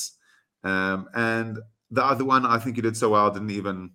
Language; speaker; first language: English; non-native, local second language; Afrikaans